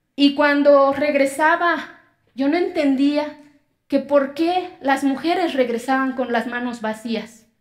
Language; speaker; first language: Spanish; non-native, local second language; Zapotec